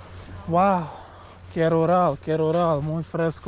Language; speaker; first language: Spanish; non-native, learner; Croatian